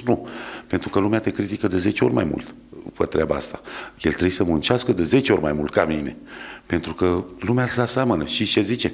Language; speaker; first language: Romanian; native; Romanian